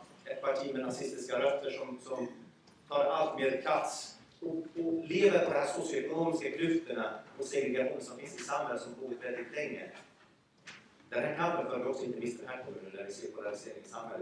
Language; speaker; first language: Swedish; early bilingual, other home language; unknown